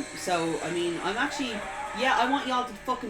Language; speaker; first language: English; native; English